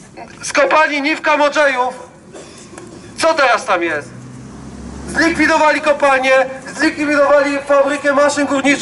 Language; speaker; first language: Polish; native; Polish